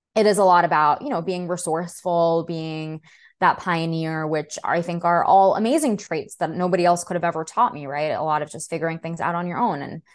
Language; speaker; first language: English; early bilingual, other home language; Russian